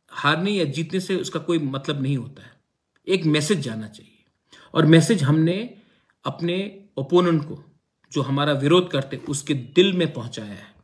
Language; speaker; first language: Hindi; non-native, local second language; Kok Borok